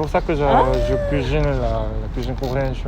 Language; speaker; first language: French; non-native, fluent; Korean